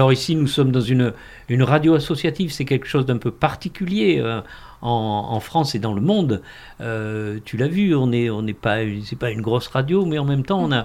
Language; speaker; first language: French; native; French